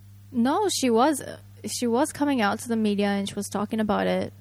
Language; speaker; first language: English; non-native, fluent; Japanese